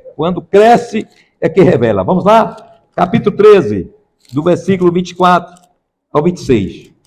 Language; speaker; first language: Portuguese; native; Portuguese